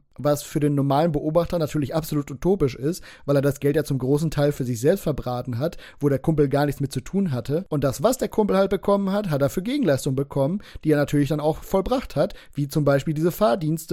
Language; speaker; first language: German; native; German